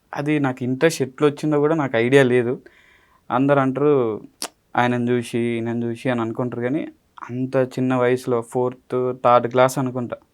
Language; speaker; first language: Telugu; native; Telugu